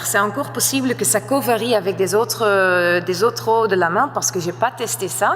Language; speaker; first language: French; non-native, fluent; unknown